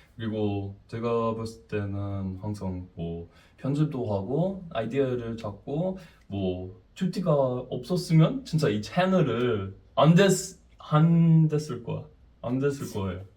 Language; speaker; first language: Korean; non-native, fluent; English